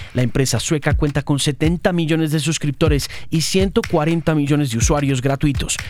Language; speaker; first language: Spanish; native; Spanish